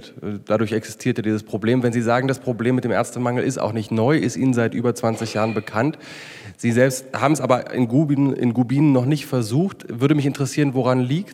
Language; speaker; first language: German; native; German